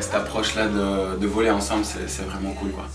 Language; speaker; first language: French; native; French